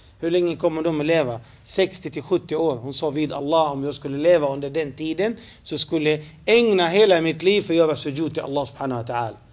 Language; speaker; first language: Swedish; non-native, fluent; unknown